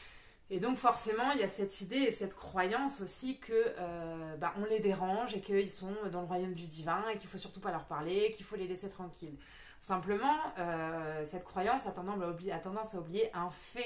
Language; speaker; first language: French; native; French